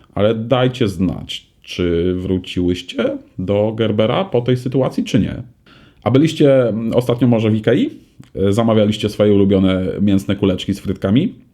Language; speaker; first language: Polish; native; Polish